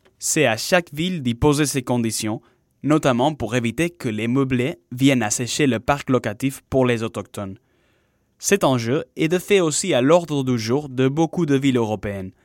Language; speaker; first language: French; non-native, fluent; Spanish